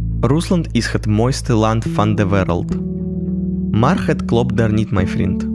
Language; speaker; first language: Dutch; non-native, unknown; Russian